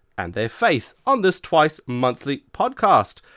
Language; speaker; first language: English; native; English